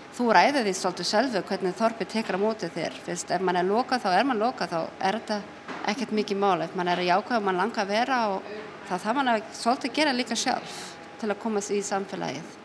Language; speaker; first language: Icelandic; non-native, fluent; German